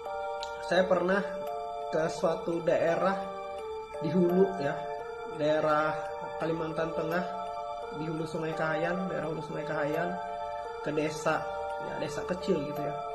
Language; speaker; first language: Indonesian; native; Indonesian